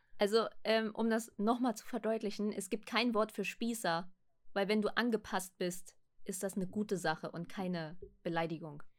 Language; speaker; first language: German; native; German